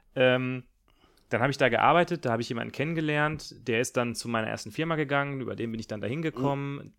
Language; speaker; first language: German; native; German